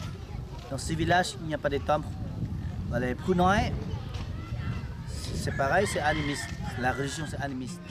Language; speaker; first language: French; non-native, local second language; Lao